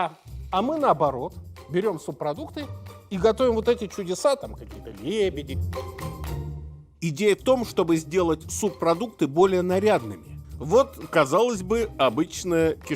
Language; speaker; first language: Russian; native; Russian